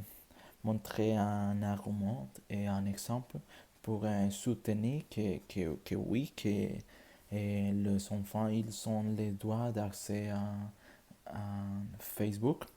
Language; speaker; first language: French; non-native, learner; Spanish